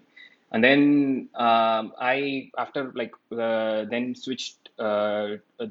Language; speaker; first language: English; non-native, local second language; Tamil